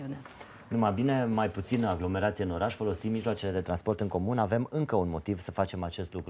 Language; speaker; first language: Romanian; native; Romanian